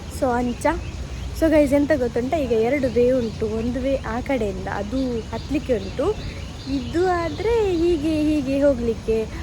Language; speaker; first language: Kannada; non-native, local second language; Tulu